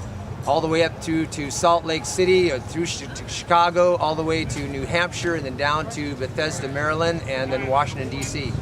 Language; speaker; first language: English; native; English